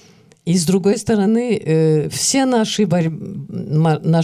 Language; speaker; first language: Russian; early bilingual, heritage; Russian